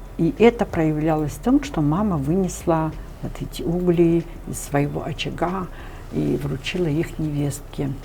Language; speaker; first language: Russian; non-native, local second language; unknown